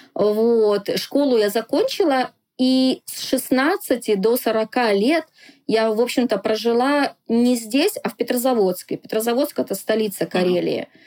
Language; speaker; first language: Russian; non-native, local second language; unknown